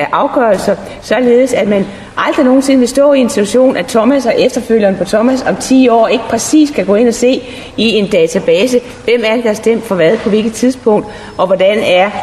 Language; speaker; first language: Danish; native; Danish